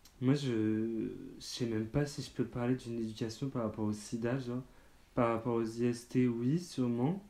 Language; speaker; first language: French; native; French